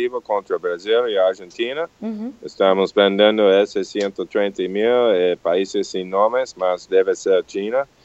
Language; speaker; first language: Portuguese; non-native, learner; English